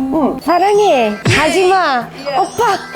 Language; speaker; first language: Korean; non-native, learner; Spanish